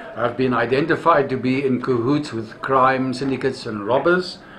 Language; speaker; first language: English; non-native, local second language; Afrikaans